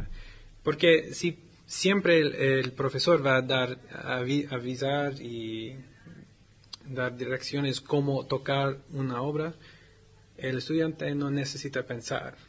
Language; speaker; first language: Spanish; non-native, learner; English